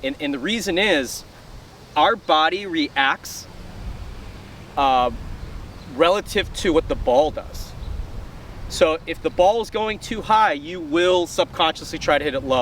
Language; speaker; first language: English; native; English